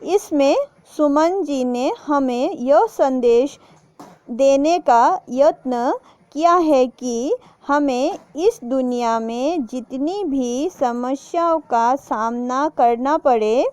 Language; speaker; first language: Hindi; non-native, local second language; Assamese